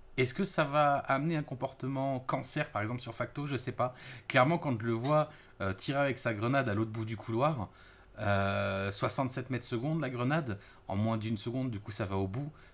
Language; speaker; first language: French; native; French